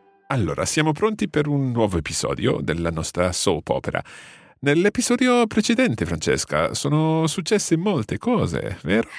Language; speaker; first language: Italian; non-native, fluent; English